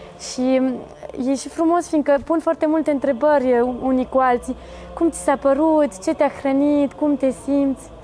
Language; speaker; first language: Romanian; native; Romanian